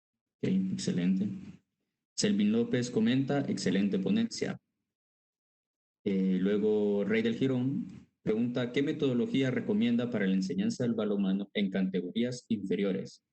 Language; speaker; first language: Spanish; native; Spanish